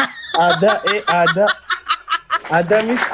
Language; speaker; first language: Indonesian; non-native, learner; Oromo